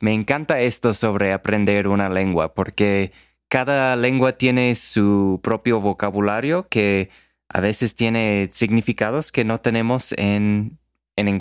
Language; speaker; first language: Spanish; non-native, fluent; English